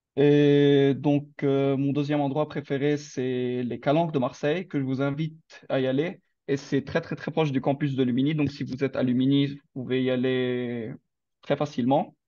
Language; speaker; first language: French; non-native, local second language; Arabic